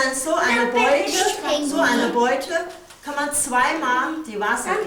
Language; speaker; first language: German; non-native, learner; Mongolian